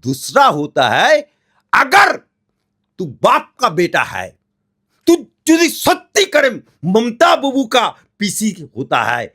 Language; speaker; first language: Hindi; non-native, local second language; Bangla